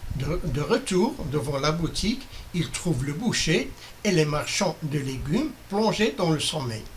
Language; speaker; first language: French; non-native, local second language; Arabic